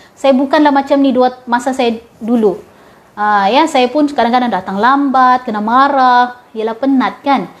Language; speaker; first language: Malay; native; Malay